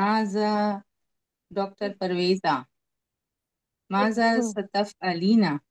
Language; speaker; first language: Arabic; non-native, learner; Urdu